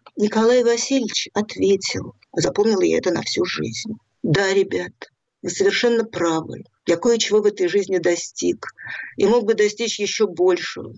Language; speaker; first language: Russian; native; Russian